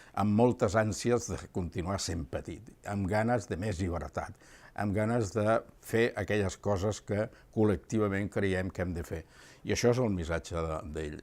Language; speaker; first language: Catalan; early bilingual, other home language; Spanish